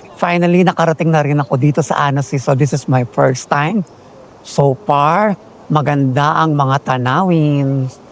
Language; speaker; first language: Filipino; native; Filipino